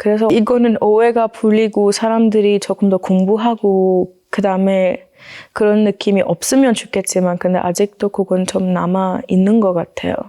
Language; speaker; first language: Korean; non-native, fluent; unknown